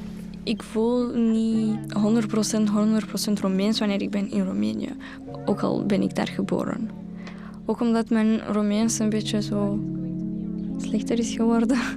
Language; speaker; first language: Dutch; early bilingual, other home language; Romanian